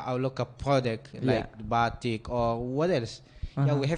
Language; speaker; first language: English; non-native, learner; Indonesian